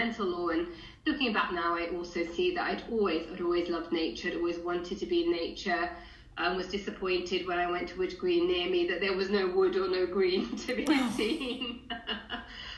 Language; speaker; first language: English; native; English